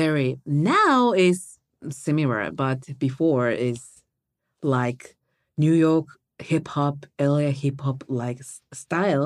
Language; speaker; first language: English; non-native, learner; Japanese